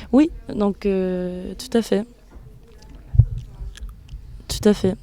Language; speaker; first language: French; non-native, fluent; Danish